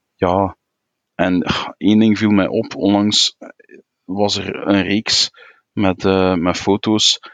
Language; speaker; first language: Dutch; native; Dutch